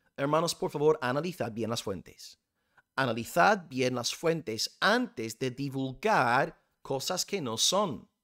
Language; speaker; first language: Spanish; non-native, fluent; English